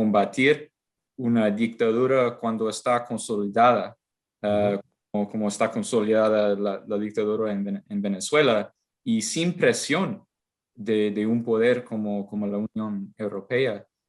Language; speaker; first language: Spanish; non-native, fluent; English